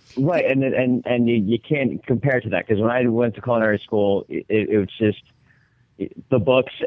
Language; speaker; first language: English; native; English